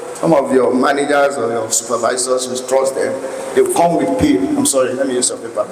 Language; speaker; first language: English; non-native, local second language; Yoruba